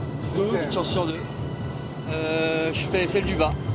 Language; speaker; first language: French; native; French